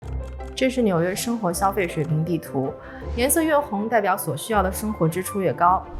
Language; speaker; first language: Chinese; native; Chinese